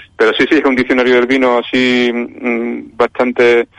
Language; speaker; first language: Spanish; native; Spanish